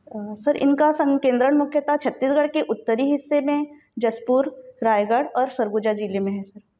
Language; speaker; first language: Hindi; native; Hindi